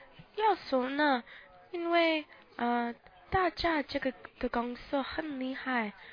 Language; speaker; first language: Chinese; non-native, learner; English